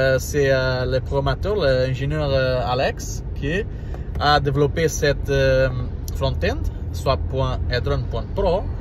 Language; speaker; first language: French; non-native, learner; Portuguese